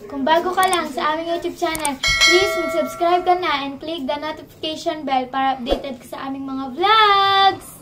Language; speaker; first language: Filipino; non-native, local second language; Pampanga